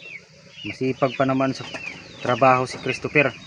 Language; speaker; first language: Filipino; native; Filipino